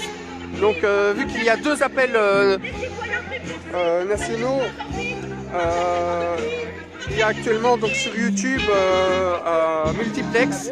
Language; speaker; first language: French; native; French